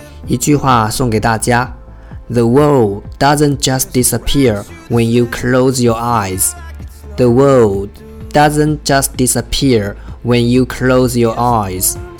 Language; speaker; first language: English; non-native, fluent; Chinese